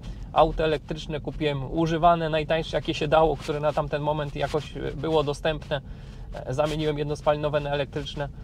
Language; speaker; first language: Polish; native; Polish